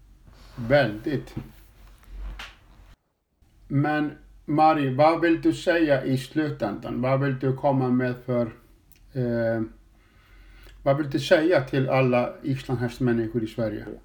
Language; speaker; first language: Swedish; non-native, fluent; Icelandic